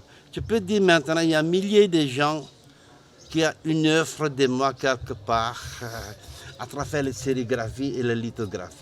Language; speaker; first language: French; non-native, learner; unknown